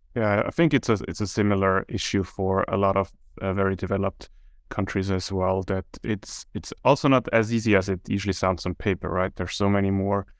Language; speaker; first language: English; non-native, fluent; German